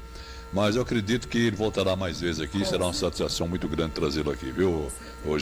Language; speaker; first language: Portuguese; native; Portuguese